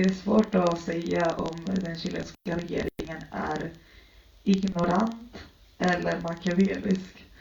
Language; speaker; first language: Swedish; early bilingual, other home language; Spanish